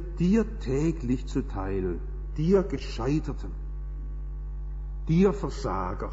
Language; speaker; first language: German; native; German